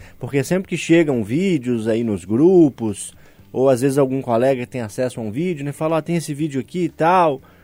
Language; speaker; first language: Portuguese; native; Portuguese